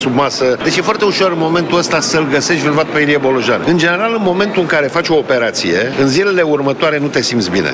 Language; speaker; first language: Romanian; native; Romanian